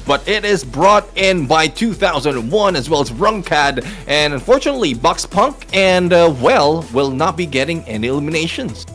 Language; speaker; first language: English; non-native, local second language; Filipino